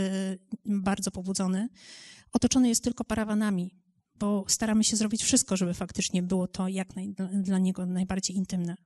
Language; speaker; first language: Polish; native; Polish